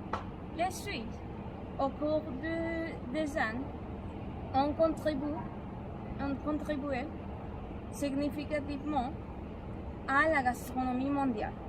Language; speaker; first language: French; non-native, learner; Spanish